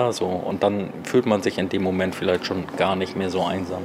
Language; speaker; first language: German; native; German